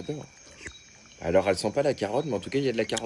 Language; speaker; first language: French; native; French